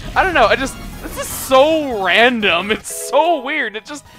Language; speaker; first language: English; native; English